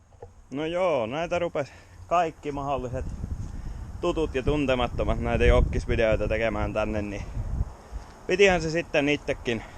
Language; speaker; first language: Finnish; native; Finnish